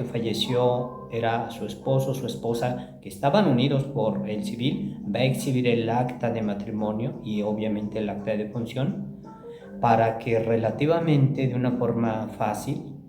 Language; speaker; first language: Spanish; native; Spanish